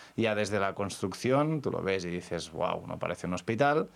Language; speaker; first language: Spanish; native; Spanish